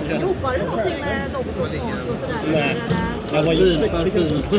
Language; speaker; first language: Swedish; non-native, learner; Thai